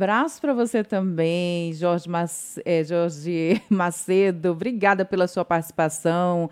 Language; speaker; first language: Portuguese; native; Portuguese